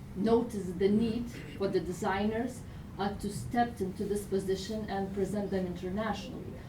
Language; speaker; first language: English; non-native, fluent; Lithuanian